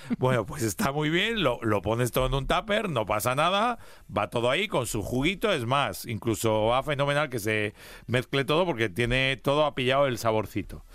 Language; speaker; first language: Spanish; early bilingual, heritage; Spanish